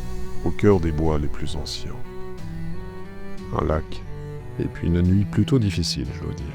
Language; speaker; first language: French; native; French